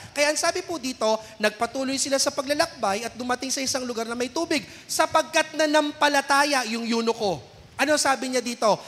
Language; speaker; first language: Filipino; native; Filipino